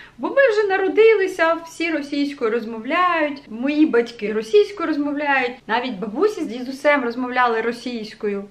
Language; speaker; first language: Ukrainian; non-native, local second language; Russian